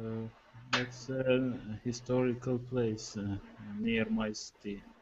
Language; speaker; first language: English; non-native, learner; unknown